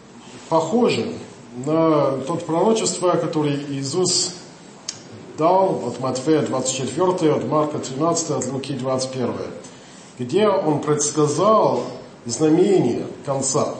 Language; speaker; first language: Russian; non-native, fluent; English